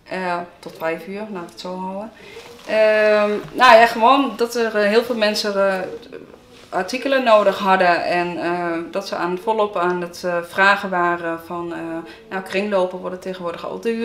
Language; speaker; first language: Dutch; native; Dutch